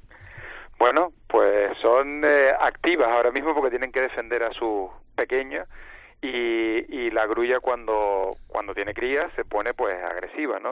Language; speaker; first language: Spanish; native; Spanish